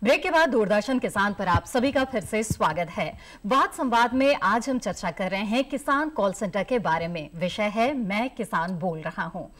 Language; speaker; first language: Hindi; native; Hindi